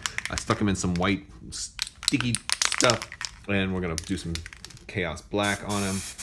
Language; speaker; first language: English; native; English